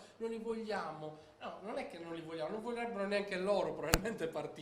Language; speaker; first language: Italian; native; Italian